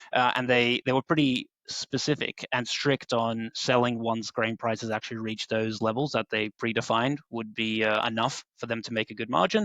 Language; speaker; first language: English; native; English